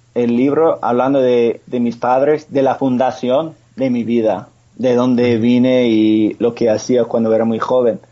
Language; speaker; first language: Spanish; non-native, fluent; English